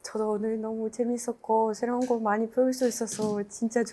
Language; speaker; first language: Korean; non-native, fluent; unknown